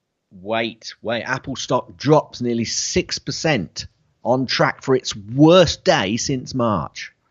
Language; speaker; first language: English; native; English